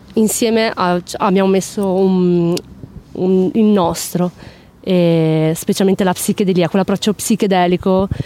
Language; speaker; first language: Italian; native; Italian